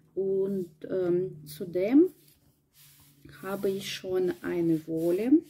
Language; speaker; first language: German; non-native, learner; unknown